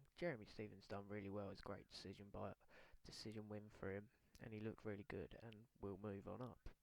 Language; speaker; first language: English; native; English